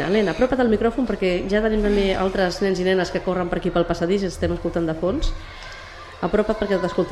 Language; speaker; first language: Catalan; native; Catalan